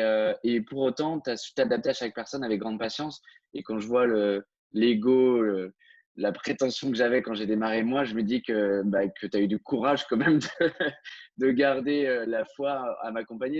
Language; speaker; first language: French; native; French